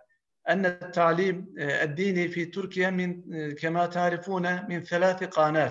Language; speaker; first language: Arabic; non-native, fluent; Turkish